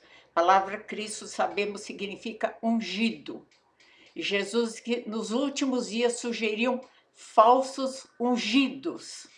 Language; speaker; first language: Portuguese; native; Portuguese